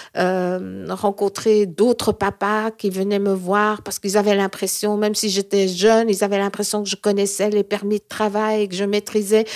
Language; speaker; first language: French; native; French